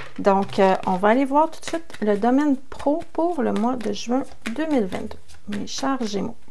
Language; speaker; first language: French; native; French